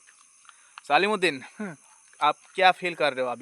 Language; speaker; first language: Hindi; non-native, fluent; Bangla